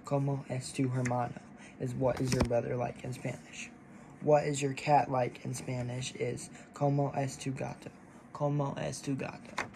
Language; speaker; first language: Spanish; non-native, learner; English